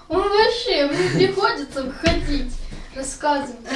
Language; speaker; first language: Russian; native; Russian